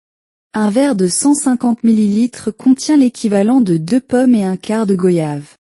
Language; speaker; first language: French; non-native, learner; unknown